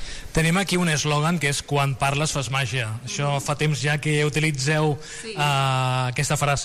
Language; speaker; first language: Catalan; native; Catalan